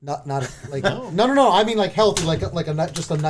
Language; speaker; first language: English; native; English